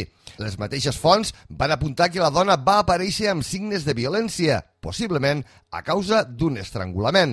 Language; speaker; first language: Catalan; native; Catalan